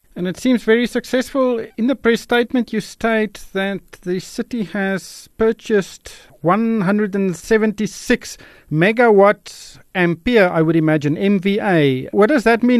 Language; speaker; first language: English; non-native, local second language; Afrikaans